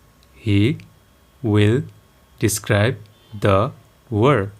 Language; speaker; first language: English; non-native, local second language; Nepali